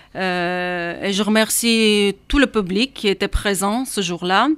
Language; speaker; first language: French; non-native, fluent; Armenian